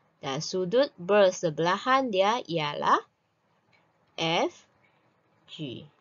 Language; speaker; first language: Malay; native; Malay